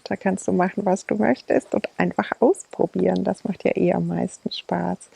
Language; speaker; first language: German; native; German